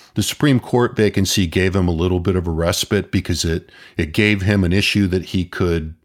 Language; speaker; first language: English; native; English